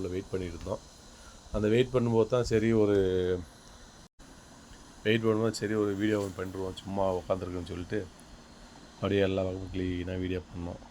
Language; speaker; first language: Tamil; native; Tamil